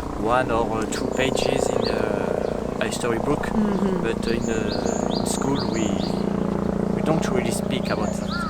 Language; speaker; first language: English; non-native, learner; French